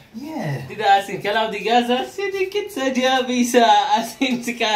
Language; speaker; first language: Indonesian; non-native, learner; Arabic